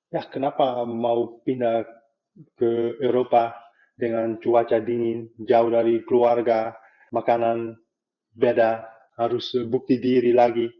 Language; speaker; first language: Indonesian; non-native, fluent; Dutch